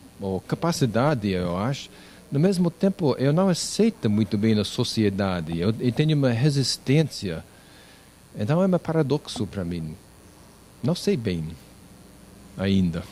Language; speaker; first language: Portuguese; non-native, learner; English